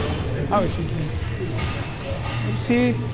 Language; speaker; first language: French; non-native, learner; Filipino